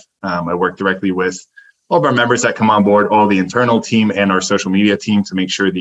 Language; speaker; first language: English; early bilingual, other home language; Turkish